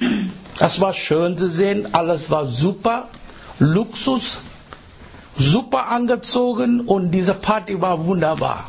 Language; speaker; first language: German; non-native, fluent; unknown